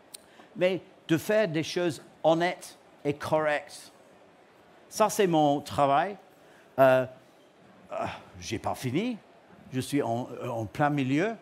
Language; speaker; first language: French; non-native, learner; English